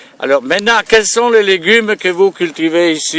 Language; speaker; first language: French; non-native, fluent; Italian